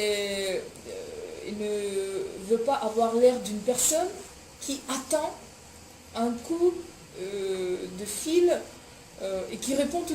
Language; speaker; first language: French; non-native, fluent; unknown